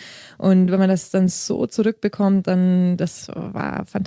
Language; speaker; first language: German; native; German